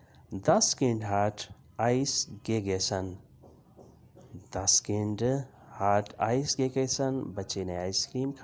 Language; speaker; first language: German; non-native, learner; Urdu